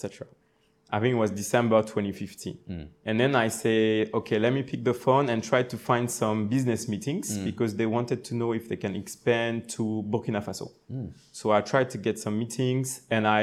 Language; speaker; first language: English; non-native, fluent; French